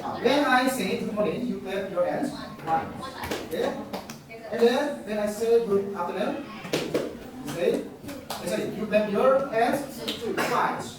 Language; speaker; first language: English; non-native, learner; Indonesian